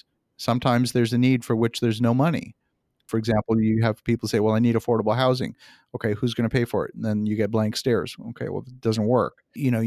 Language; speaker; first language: English; native; English